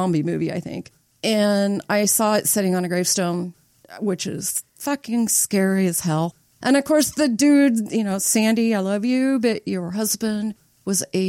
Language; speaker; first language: English; native; English